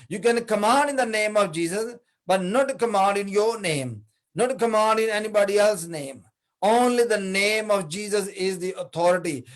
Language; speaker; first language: English; non-native, local second language; Urdu